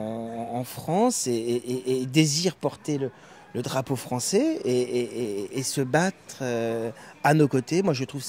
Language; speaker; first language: French; early bilingual, other home language; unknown